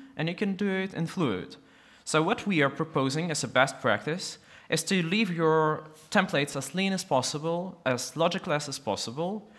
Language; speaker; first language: English; non-native, fluent; Russian